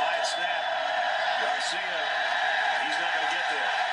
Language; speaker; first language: English; native; English